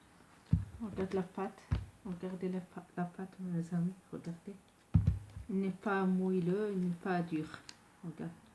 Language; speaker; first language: French; non-native, local second language; Arabic